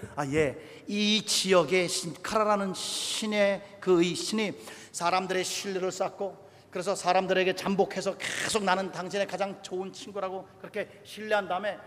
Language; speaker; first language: Korean; native; Korean